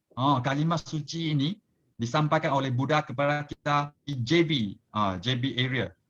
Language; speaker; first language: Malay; non-native, local second language; Chinese